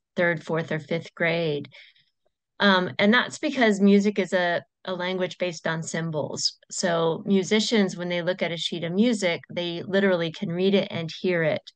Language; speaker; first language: English; native; English